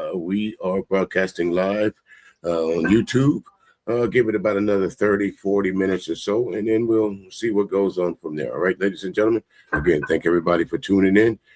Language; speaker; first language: English; native; English